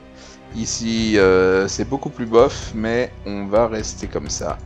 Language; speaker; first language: French; native; French